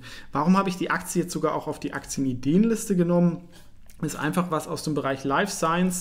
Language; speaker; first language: German; native; German